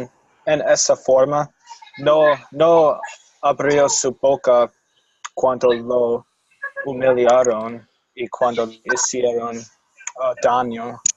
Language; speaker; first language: Spanish; non-native, fluent; English